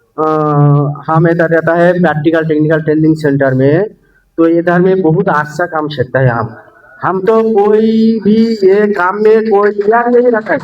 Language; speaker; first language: Hindi; non-native, local second language; Bangla